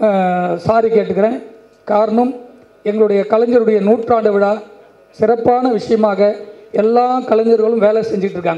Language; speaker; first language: Tamil; native; Tamil